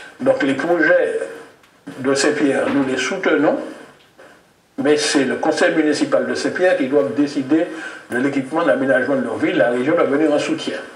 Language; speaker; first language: French; native; French